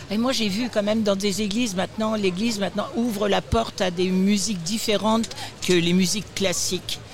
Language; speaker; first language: French; native; French